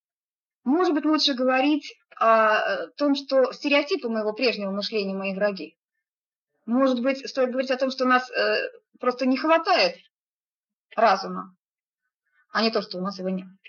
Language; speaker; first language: Russian; native; Russian